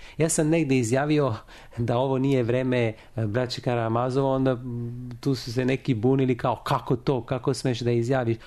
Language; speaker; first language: Serbian; non-native, fluent; Italian